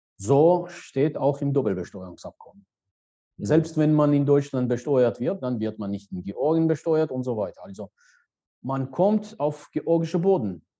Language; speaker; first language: German; non-native, fluent; Georgian